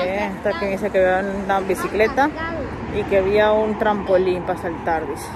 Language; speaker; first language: Spanish; native; Spanish